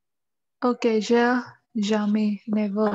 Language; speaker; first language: French; non-native, learner; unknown